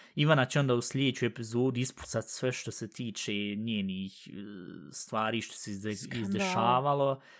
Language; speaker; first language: Bosnian; early bilingual, heritage; Bosnian